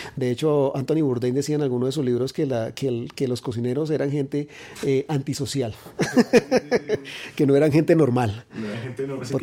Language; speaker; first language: Spanish; native; Spanish